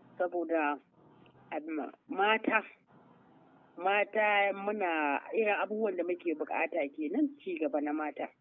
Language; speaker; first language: Hausa; native; Hausa